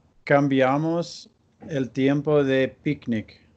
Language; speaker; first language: Spanish; non-native, learner; English